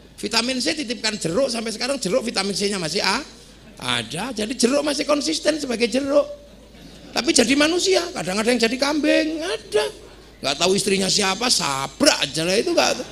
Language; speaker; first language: Indonesian; non-native, local second language; Javanese